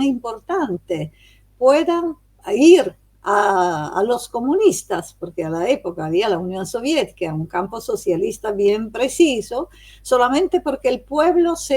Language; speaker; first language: Spanish; non-native, fluent; Italian